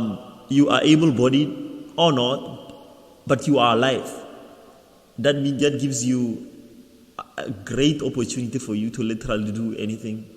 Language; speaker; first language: English; non-native, local second language; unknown